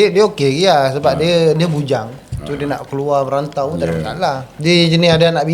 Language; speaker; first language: Malay; native; Malay